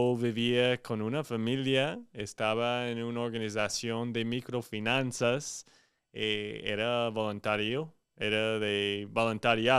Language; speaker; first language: Spanish; non-native, fluent; English